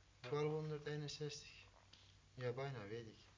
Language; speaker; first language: Dutch; non-native, learner; Turkish